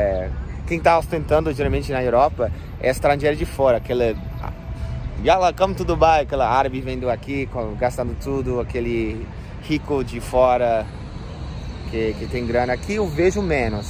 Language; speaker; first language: Portuguese; non-native, fluent; English